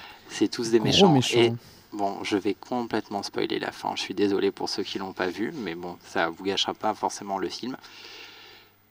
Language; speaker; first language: French; native; French